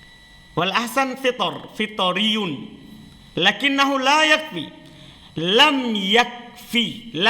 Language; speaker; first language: Arabic; non-native, fluent; Indonesian